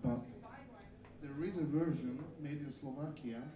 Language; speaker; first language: English; non-native, fluent; Hungarian